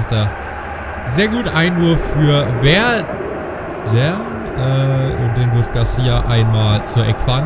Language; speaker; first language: German; native; German